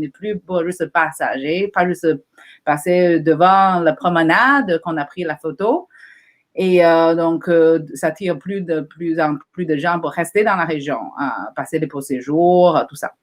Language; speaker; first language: French; non-native, fluent; Chinese